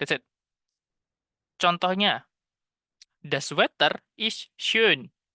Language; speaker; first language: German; non-native, fluent; Indonesian